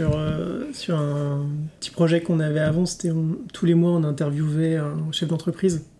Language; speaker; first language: French; native; French